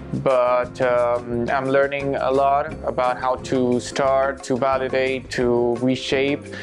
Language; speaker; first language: English; non-native, fluent; Spanish